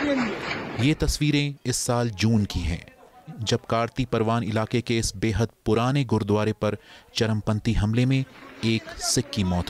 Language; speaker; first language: Hindi; native; Hindi